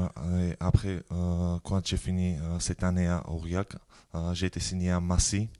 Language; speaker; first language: French; non-native, learner; Georgian